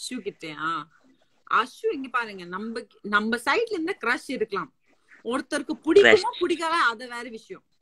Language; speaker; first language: Tamil; non-native, local second language; Assamese